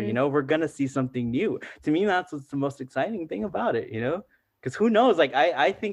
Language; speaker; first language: English; early bilingual, other home language; Spanish